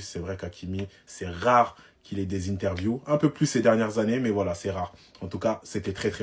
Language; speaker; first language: French; native; French